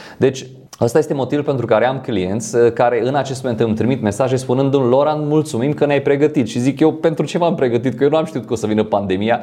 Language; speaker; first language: Romanian; non-native, fluent; French